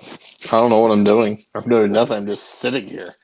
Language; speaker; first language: English; native; English